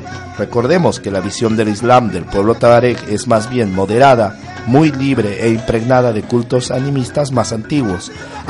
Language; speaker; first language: Spanish; native; Spanish